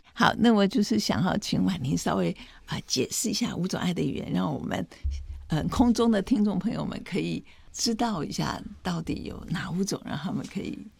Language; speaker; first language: Chinese; native; Chinese